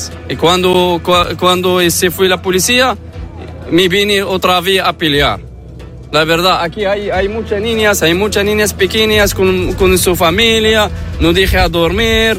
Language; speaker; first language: Spanish; non-native, learner; Arabic